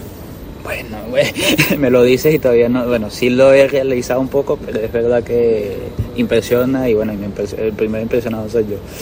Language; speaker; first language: Spanish; native; Spanish